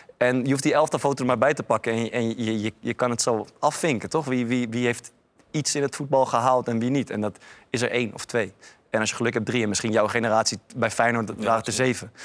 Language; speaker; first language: Dutch; native; Dutch